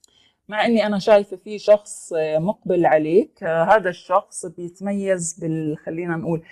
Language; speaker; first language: Arabic; native; Arabic